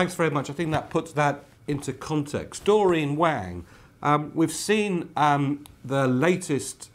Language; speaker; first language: English; native; English